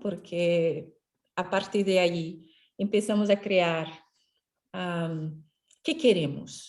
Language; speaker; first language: Spanish; non-native, fluent; Portuguese